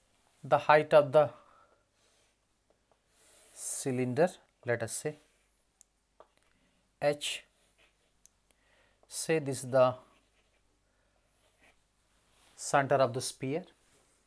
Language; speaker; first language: English; non-native, local second language; Telugu